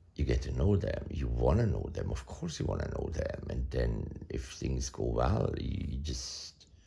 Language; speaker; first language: English; non-native, fluent; German